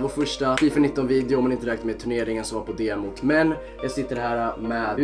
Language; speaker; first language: Swedish; native; Swedish